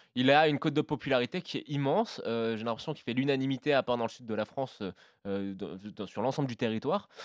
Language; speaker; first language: French; native; French